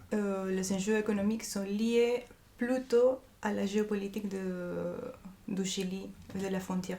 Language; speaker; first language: French; non-native, fluent; Spanish